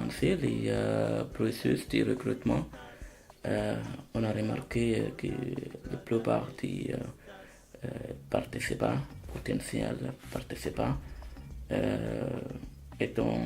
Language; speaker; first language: French; non-native, fluent; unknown